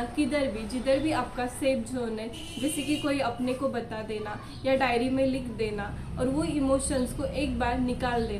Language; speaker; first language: Hindi; non-native, local second language; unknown